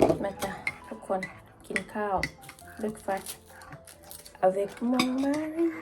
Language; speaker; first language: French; non-native, learner; Thai